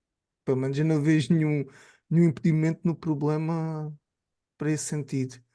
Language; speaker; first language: Portuguese; native; Portuguese